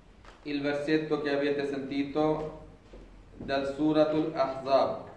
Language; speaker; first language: Italian; non-native, fluent; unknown